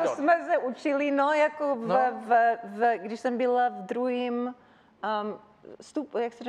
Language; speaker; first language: Czech; early bilingual, heritage; Czech